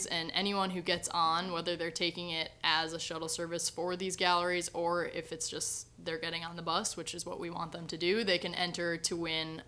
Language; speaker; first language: English; native; English